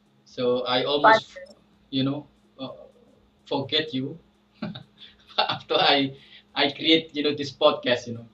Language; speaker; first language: English; non-native, fluent; Indonesian